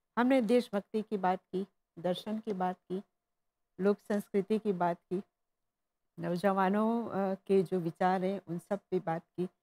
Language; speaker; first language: Hindi; non-native, local second language; Morisyen